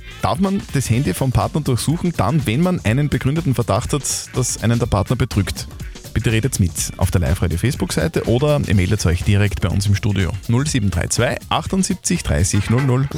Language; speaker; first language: German; native; German